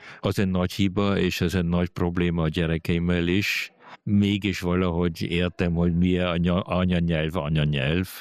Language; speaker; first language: Hungarian; early bilingual, heritage; Hungarian